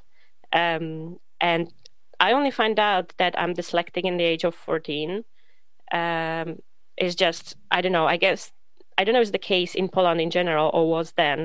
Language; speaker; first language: English; non-native, fluent; Polish